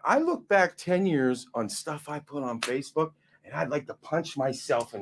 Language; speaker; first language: English; native; English